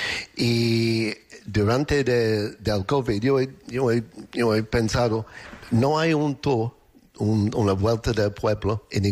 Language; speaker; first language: Spanish; non-native, learner; English